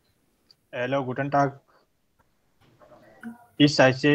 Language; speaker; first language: German; non-native, learner; Hindi